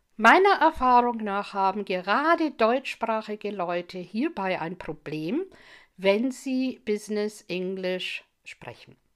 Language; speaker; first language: German; non-native, fluent; English